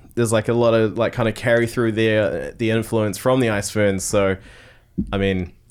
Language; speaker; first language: English; native; English